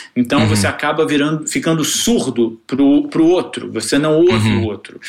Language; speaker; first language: Portuguese; native; Portuguese